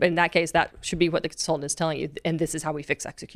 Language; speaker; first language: English; native; English